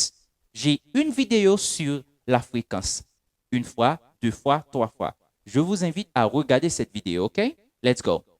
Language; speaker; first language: French; non-native, local second language; Haitian Creole